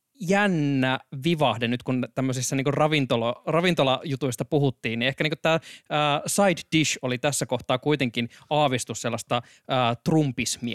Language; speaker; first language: Finnish; native; Finnish